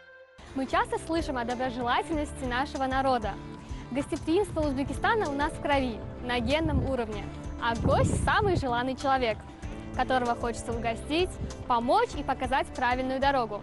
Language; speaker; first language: Russian; native; Russian